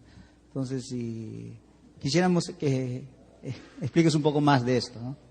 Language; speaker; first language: Spanish; native; Spanish